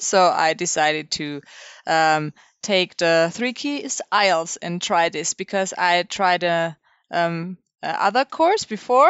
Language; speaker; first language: English; non-native, fluent; German